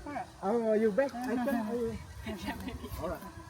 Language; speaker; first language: English; non-native, learner; Indonesian